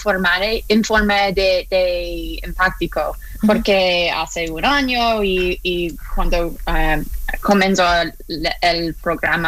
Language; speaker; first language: Spanish; non-native, learner; English